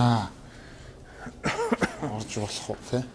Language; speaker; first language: Mongolian; native; Mongolian